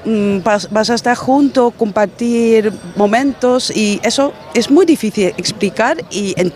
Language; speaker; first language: Spanish; non-native, fluent; Dutch